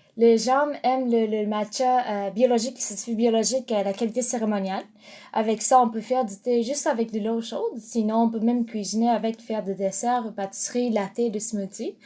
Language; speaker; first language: French; non-native, fluent; Japanese